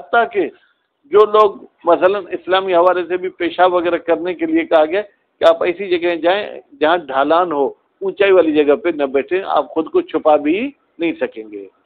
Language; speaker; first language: Urdu; non-native, local second language; Sindhi